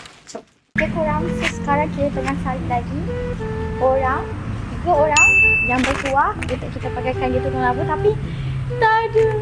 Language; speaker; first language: Malay; native; Malay